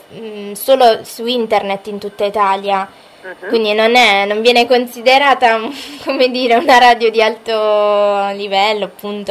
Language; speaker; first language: Italian; native; Italian